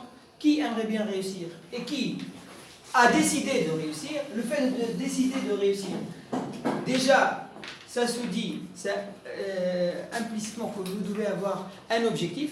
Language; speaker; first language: French; non-native, local second language; Arabic